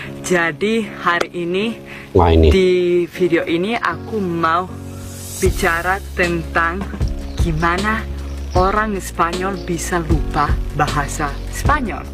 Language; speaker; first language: Indonesian; non-native, fluent; Spanish